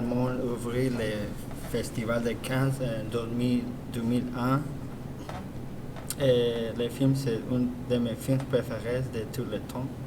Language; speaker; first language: French; non-native, learner; English